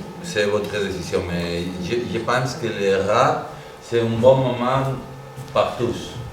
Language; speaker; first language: French; non-native, fluent; Spanish